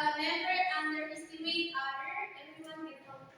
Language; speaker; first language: English; non-native, learner; Indonesian